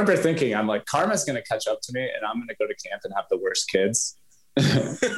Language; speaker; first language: English; native; English